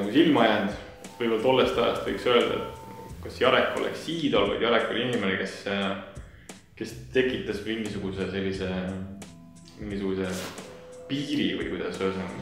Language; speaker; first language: Estonian; native; Estonian